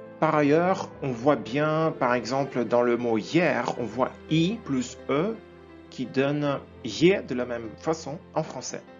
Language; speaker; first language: French; non-native, fluent; Ukrainian